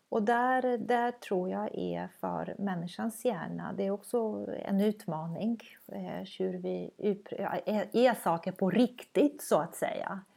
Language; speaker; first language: Swedish; non-native, fluent; Croatian